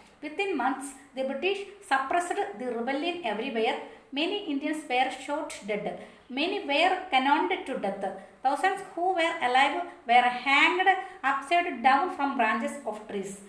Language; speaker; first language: English; non-native, local second language; Malayalam